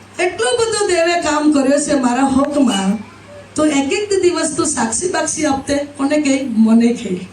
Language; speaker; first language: Gujarati; non-native, local second language; Gamit